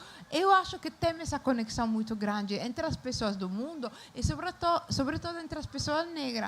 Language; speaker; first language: Portuguese; non-native, fluent; Italian